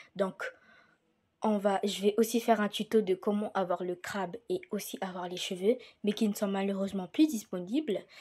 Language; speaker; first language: French; native; French